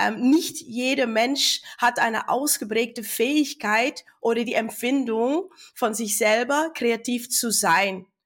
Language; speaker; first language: German; non-native, fluent; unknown